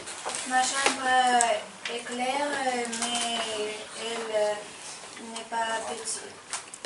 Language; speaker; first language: French; non-native, learner; Ukrainian